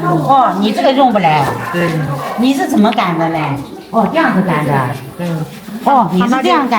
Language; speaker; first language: Chinese; native; Chinese